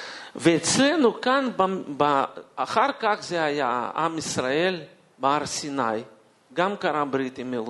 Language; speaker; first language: Hebrew; non-native, fluent; Russian